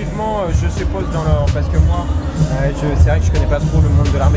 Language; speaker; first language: French; native; French